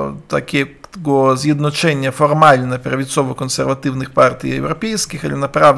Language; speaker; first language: Polish; non-native, learner; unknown